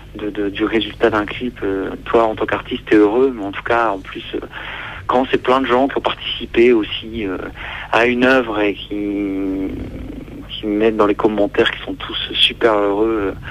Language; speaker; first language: French; native; French